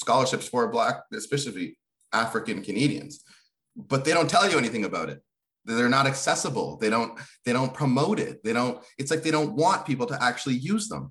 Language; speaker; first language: English; early bilingual, other home language; Swahili